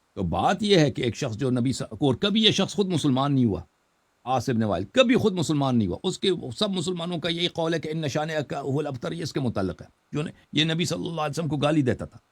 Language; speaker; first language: Urdu; non-native, fluent; Persian